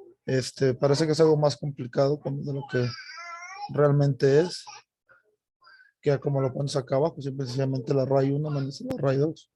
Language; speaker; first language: Spanish; native; Spanish